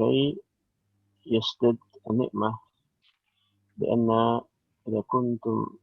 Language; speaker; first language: Arabic; non-native, fluent; Indonesian